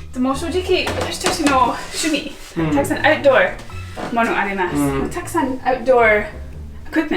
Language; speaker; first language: Japanese; non-native, learner; English